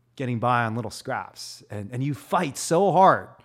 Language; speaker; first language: English; native; English